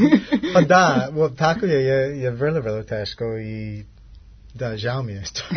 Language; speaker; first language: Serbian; non-native, learner; English